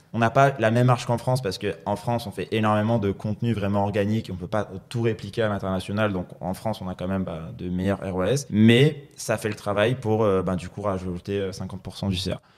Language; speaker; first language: French; native; French